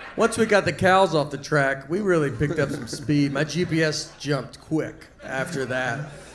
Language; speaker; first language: English; native; English